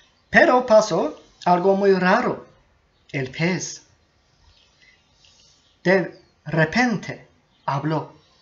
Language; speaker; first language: Spanish; non-native, learner; Turkish